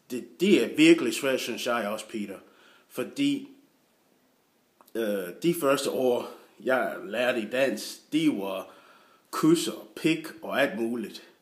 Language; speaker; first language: Danish; non-native, learner; English